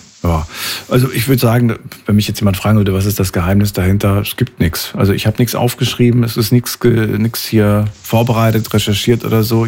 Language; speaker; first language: German; native; German